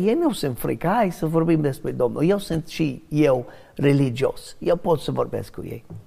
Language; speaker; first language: Romanian; non-native, learner; English